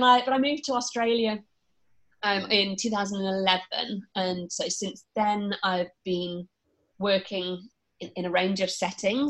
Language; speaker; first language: English; native; English